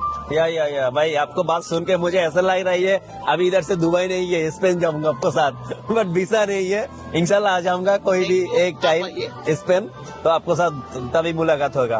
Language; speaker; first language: Hindi; non-native, fluent; Bangla